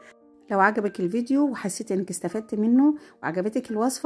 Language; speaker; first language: Arabic; native; Arabic